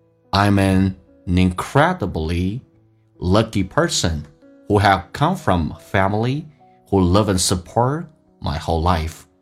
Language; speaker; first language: English; non-native, fluent; Chinese